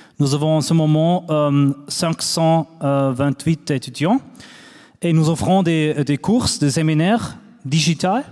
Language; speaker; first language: French; non-native, fluent; German